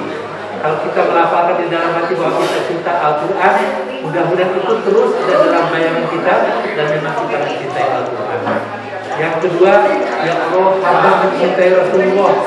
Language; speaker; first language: Indonesian; non-native, local second language; Sundanese